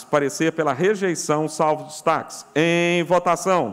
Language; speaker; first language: Portuguese; native; Portuguese